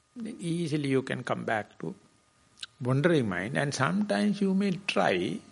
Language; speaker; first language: English; non-native, fluent; Sinhala